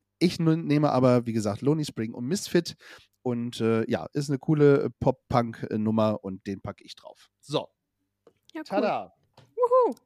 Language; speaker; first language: German; native; German